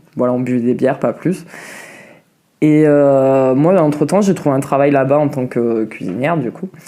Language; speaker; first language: French; native; French